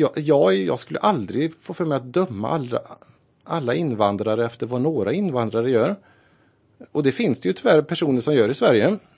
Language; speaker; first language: Swedish; native; Swedish